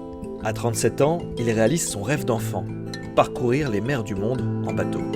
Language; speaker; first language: French; native; French